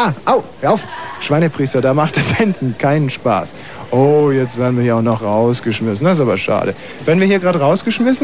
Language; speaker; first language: German; native; German